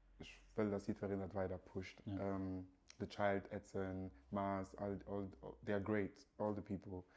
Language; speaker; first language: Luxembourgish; early bilingual, other home language; Yoruba